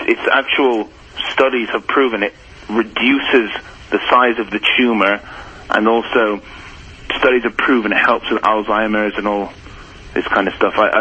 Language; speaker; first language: English; early bilingual, other home language; Persian